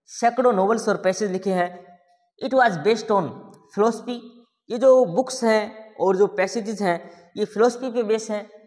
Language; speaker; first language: Hindi; native; Hindi